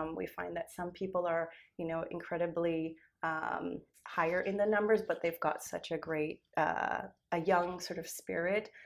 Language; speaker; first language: English; native; English